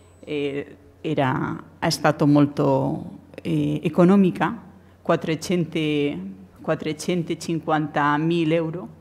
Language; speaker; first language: Italian; non-native, learner; Spanish